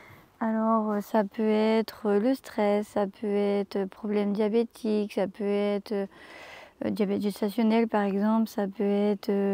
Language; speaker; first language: French; native; French